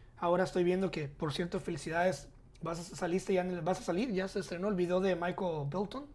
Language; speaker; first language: Spanish; early bilingual, heritage; Spanish